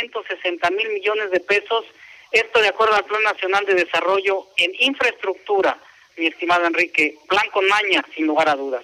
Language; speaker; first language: Spanish; native; Spanish